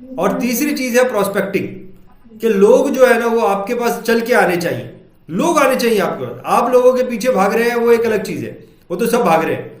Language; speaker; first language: Hindi; native; Hindi